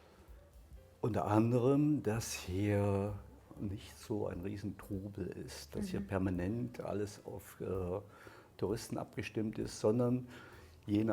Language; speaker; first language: German; native; German